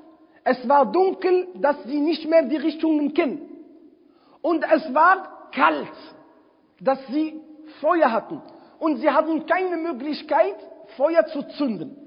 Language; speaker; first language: German; non-native, fluent; Arabic